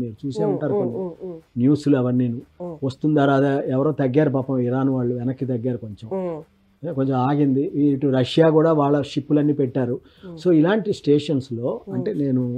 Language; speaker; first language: Telugu; native; Telugu